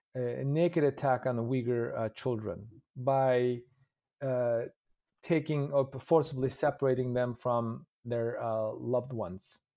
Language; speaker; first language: English; non-native, fluent; Uyghur